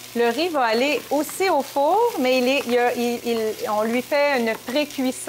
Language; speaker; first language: French; native; French